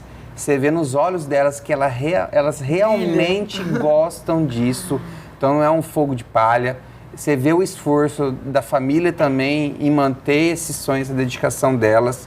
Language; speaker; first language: Portuguese; native; Portuguese